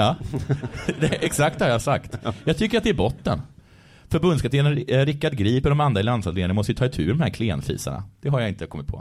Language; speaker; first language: Swedish; native; Swedish